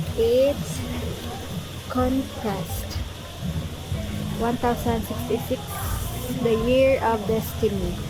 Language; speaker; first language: English; non-native, local second language; Cebuano